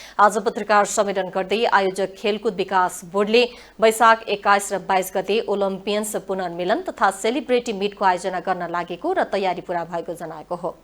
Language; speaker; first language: Nepali; native; Nepali